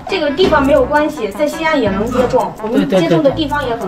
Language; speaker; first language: Chinese; native; Chinese